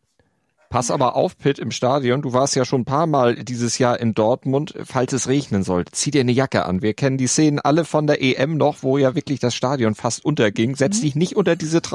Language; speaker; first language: German; native; German